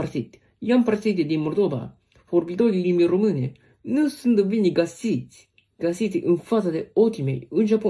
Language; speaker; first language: Romanian; non-native, learner; Japanese